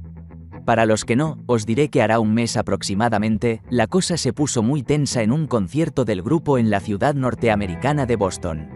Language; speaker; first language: Spanish; native; Spanish